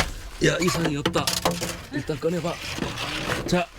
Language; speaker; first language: Korean; native; Korean